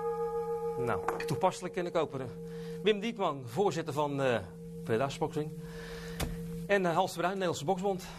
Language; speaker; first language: Dutch; native; Dutch